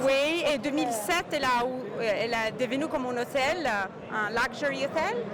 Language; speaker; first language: French; non-native, fluent; Italian